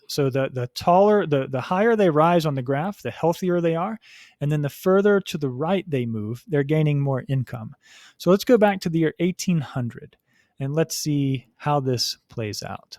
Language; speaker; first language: English; native; English